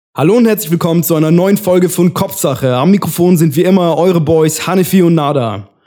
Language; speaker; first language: German; early bilingual, other home language; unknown